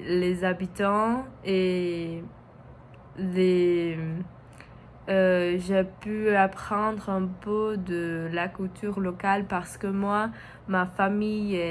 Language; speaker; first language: French; non-native, learner; Portuguese